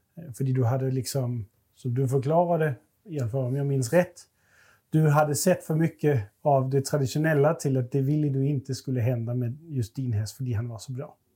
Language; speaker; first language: Swedish; non-native, fluent; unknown